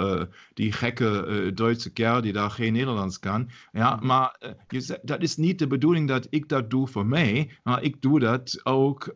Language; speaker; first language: Dutch; non-native, learner; German